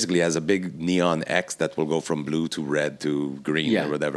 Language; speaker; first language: English; native; English